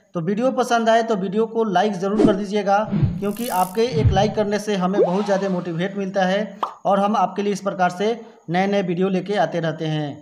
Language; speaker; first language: Hindi; native; Hindi